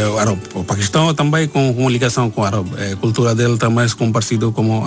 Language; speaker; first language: Portuguese; non-native, learner; Bangla